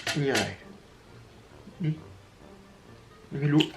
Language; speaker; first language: Thai; non-native, learner; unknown